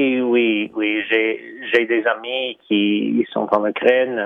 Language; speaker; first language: French; early bilingual, heritage; Ukrainian